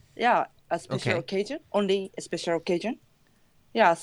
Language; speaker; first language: English; non-native, learner; Japanese